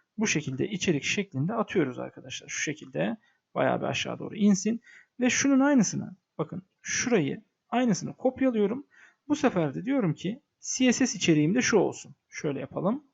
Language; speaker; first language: Turkish; native; Turkish